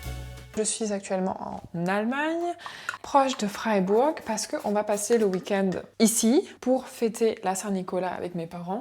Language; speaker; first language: French; native; French